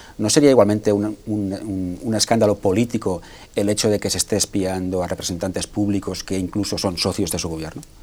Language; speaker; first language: Spanish; non-native, local second language; Catalan